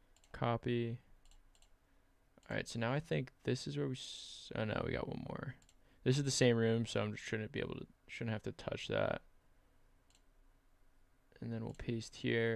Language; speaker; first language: English; native; English